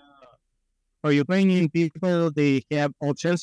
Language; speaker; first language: English; non-native, learner; Ukrainian